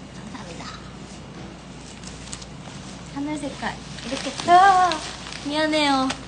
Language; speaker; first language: Korean; non-native, fluent; Japanese